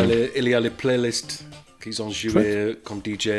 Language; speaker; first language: French; non-native, fluent; English